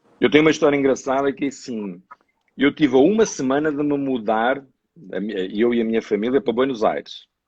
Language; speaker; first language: Portuguese; native; Portuguese